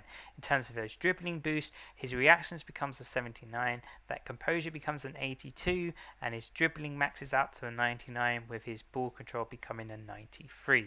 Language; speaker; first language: English; native; English